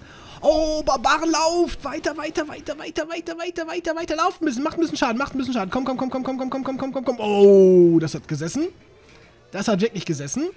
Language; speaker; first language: German; native; German